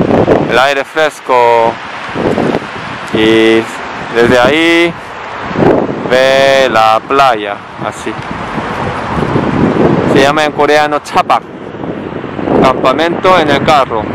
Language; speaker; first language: Spanish; non-native, learner; Korean